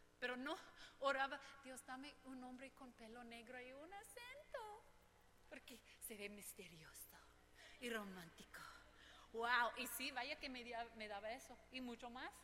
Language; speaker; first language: Spanish; non-native, fluent; English